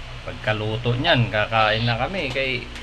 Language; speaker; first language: Filipino; non-native, local second language; Hiligaynon